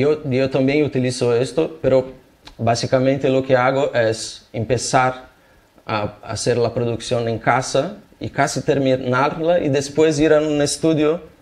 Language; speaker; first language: Spanish; non-native, fluent; Portuguese